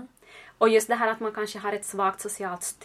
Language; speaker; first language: Swedish; native; Swedish